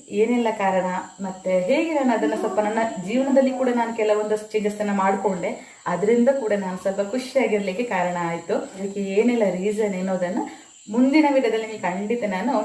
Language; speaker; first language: Kannada; non-native, local second language; Tulu